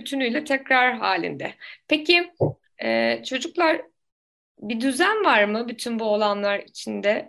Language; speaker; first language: Turkish; native; Turkish